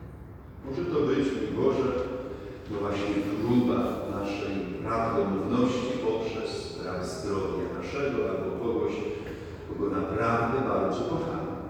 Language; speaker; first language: Polish; native; Polish